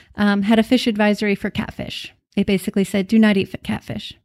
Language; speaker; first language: English; native; English